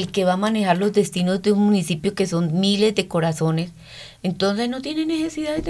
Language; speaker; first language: Spanish; native; Spanish